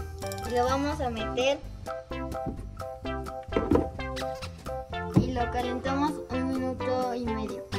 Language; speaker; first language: Spanish; native; Spanish